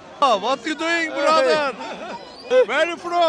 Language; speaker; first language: English; non-native, learner; Turkish